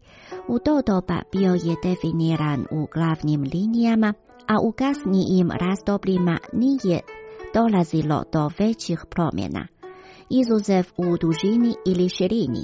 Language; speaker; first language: Croatian; non-native, fluent; Chinese